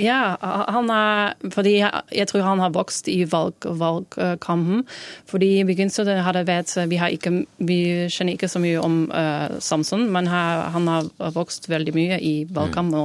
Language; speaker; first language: Norwegian; non-native, learner; Dutch